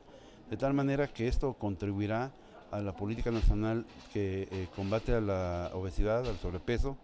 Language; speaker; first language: Spanish; native; Spanish